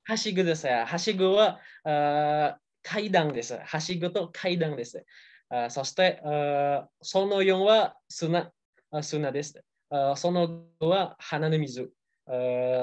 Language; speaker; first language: Japanese; non-native, learner; Indonesian